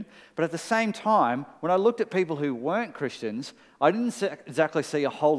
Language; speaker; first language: English; native; English